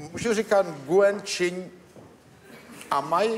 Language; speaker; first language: Czech; native; Czech